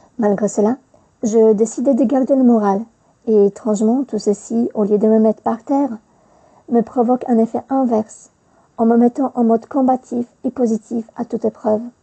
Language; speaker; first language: French; non-native, fluent; Polish